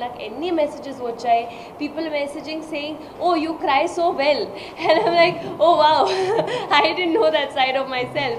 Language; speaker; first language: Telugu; non-native, local second language; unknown